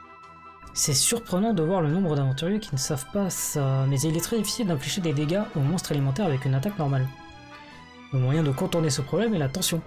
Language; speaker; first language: French; native; French